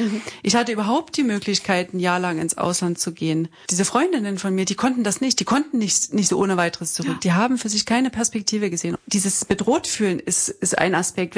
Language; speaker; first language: German; native; German